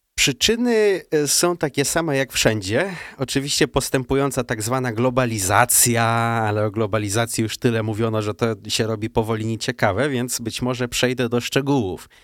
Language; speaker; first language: Polish; early bilingual, heritage; Russian